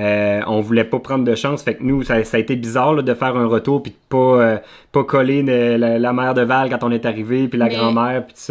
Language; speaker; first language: French; native; French